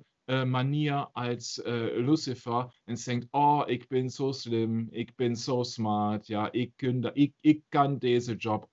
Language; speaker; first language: Dutch; non-native, learner; German